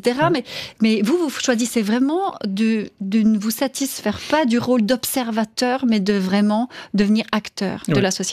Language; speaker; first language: French; native; French